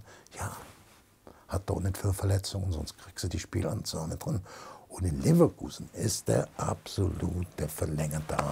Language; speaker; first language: German; native; German